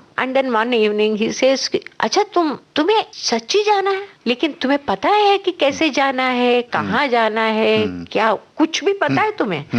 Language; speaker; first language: Hindi; non-native, local second language; Telugu